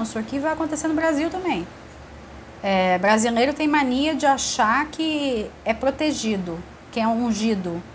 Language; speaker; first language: Portuguese; native; Portuguese